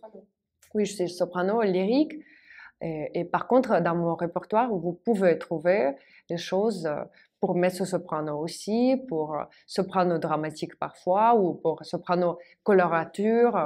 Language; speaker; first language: French; non-native, fluent; Russian